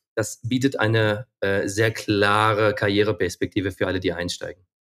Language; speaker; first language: German; non-native, fluent; Ukrainian